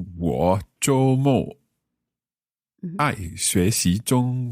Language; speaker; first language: Chinese; non-native, learner; English